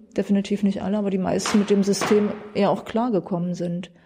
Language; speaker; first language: German; native; German